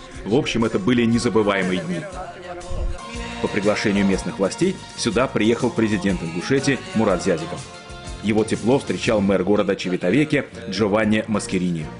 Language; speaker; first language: Russian; native; Russian